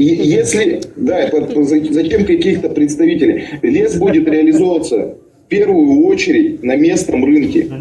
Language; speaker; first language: Russian; native; Russian